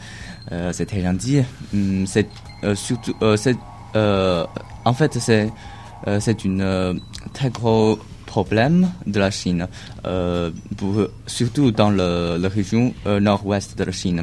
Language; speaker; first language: French; non-native, learner; Chinese